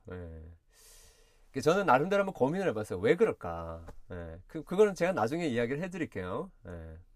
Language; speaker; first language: Korean; early bilingual, heritage; Korean